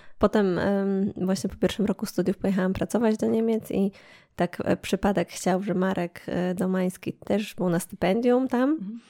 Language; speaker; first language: Polish; native; Polish